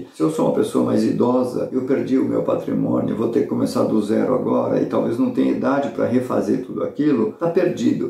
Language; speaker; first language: Portuguese; native; Portuguese